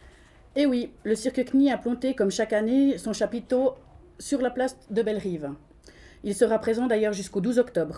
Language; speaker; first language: French; native; French